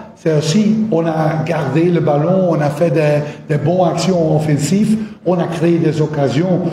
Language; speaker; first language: French; non-native, fluent; Dutch